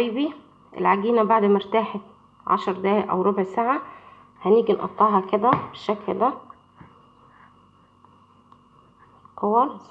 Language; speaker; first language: Arabic; native; Arabic